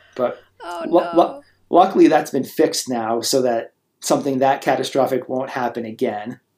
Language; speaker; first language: English; native; English